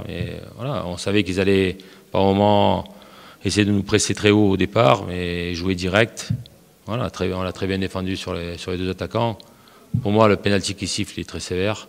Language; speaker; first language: French; native; French